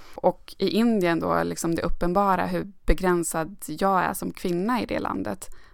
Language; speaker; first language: Swedish; native; Swedish